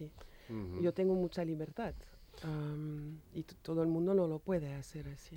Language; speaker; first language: Spanish; non-native, fluent; French